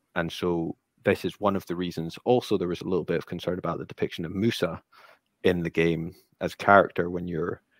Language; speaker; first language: English; native; English